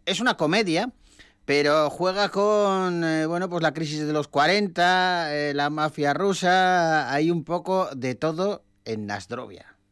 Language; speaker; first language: Spanish; native; Spanish